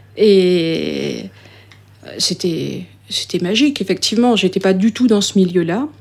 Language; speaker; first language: French; native; French